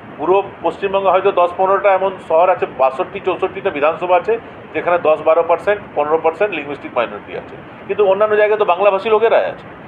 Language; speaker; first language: Bangla; non-native, local second language; Hindi